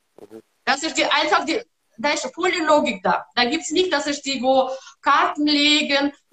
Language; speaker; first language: German; non-native, learner; Russian